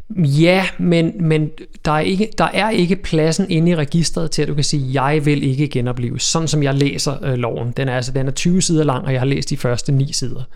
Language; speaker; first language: Danish; native; Danish